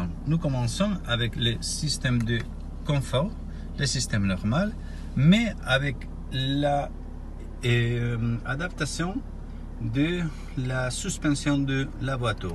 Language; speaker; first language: French; non-native, learner; Spanish